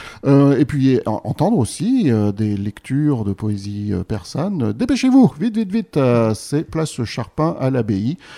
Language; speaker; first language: French; native; French